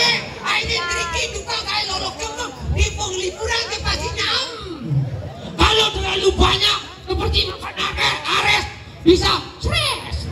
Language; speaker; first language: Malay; non-native, local second language; Balinese